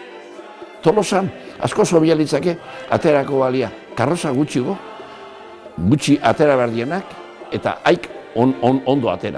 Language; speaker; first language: Basque; native; Basque